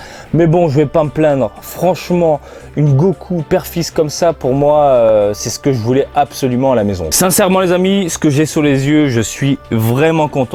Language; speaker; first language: French; native; French